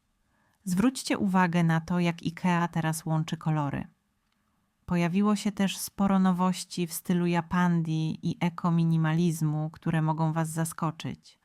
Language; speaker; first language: Polish; native; Polish